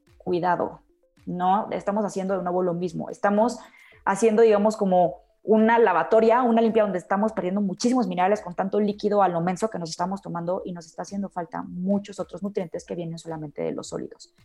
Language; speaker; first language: Spanish; native; Spanish